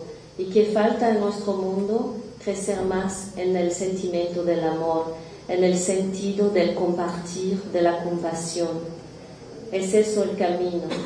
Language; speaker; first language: Spanish; non-native, fluent; French